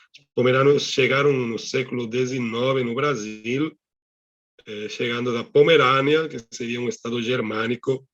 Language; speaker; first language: Portuguese; non-native, fluent; Catalan